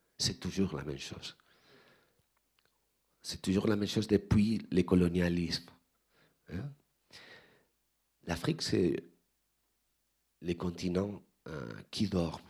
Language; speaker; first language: French; non-native, learner; Spanish